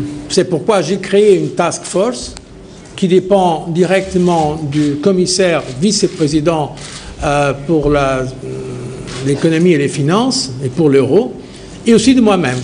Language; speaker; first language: French; non-native, fluent; Portuguese